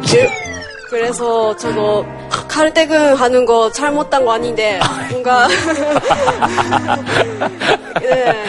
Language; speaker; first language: Korean; non-native, fluent; Japanese